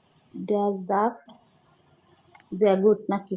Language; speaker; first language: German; non-native, learner; Bangla